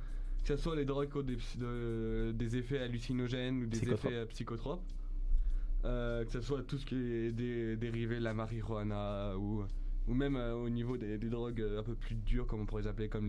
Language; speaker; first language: French; native; French